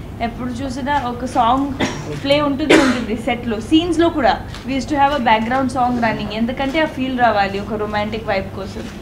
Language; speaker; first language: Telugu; non-native, local second language; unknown